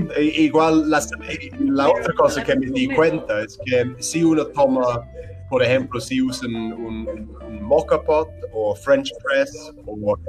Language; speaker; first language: Spanish; non-native, fluent; English